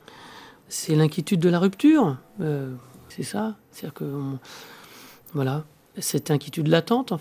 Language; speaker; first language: French; native; French